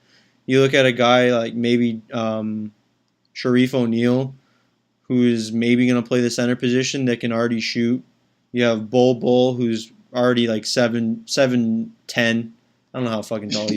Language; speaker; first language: English; native; English